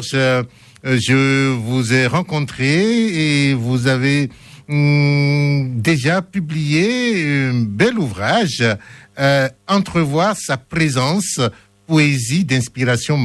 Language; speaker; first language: French; native; French